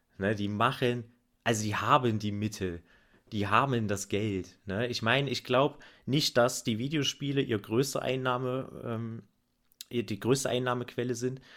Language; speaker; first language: German; native; German